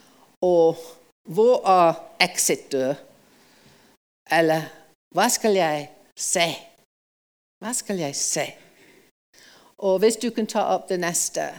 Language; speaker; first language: Norwegian; non-native, fluent; English